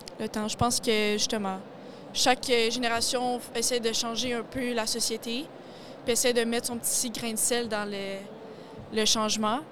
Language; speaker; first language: French; native; French